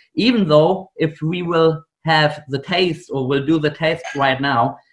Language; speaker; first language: English; non-native, fluent; German